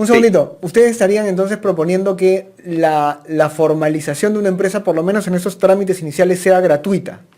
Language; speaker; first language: Spanish; native; Spanish